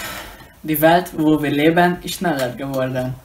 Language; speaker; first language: German; non-native, learner; Hungarian